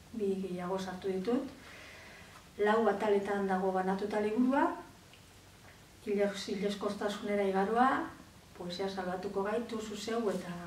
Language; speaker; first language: Basque; native; Basque